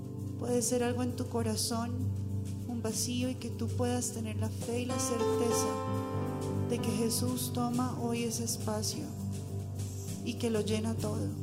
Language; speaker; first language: Spanish; native; Spanish